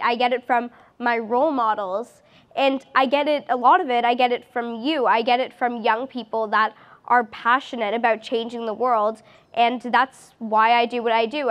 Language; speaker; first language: English; native; English